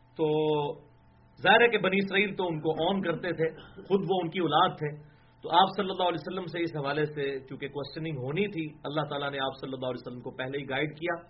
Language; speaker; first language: Urdu; non-native, local second language; Punjabi